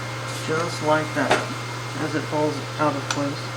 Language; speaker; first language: English; native; English